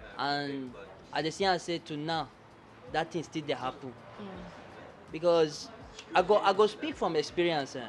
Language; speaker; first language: Nigerian Pidgin; early bilingual, other home language; Arabic